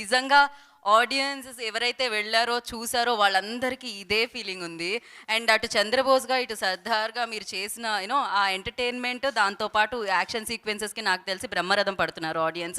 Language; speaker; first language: Telugu; native; Telugu